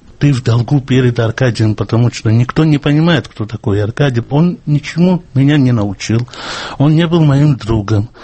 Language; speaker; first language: Russian; non-native, local second language; Georgian